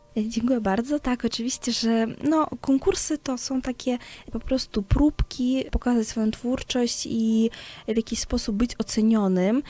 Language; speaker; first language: Polish; native; Polish